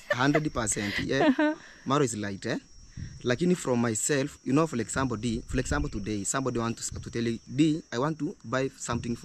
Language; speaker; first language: English; non-native, local second language; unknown